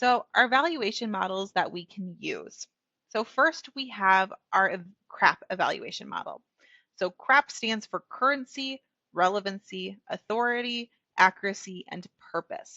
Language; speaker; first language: English; native; English